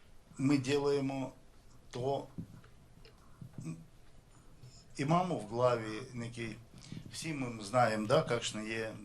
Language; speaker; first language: Slovenian; non-native, learner; Russian